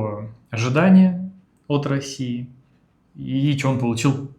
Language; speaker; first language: Russian; native; Russian